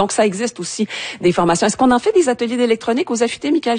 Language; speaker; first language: French; native; French